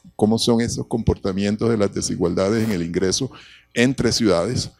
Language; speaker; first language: Spanish; native; Spanish